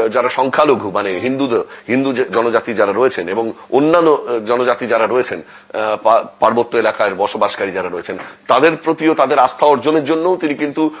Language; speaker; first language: Bangla; native; Bangla